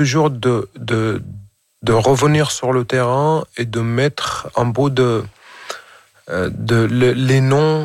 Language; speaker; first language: French; non-native, fluent; Arabic